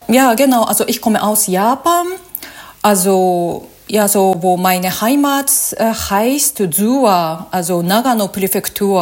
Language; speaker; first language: German; non-native, learner; Japanese